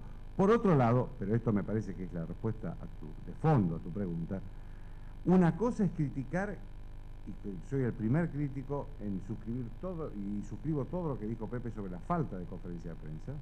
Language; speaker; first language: Spanish; native; Spanish